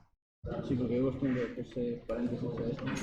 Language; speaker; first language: Spanish; native; Spanish